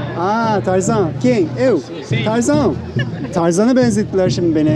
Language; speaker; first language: Portuguese; non-native, learner; Turkish